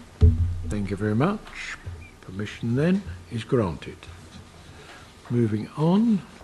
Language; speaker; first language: English; native; English